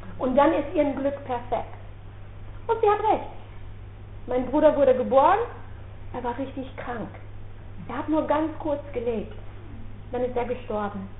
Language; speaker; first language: German; non-native, fluent; Dutch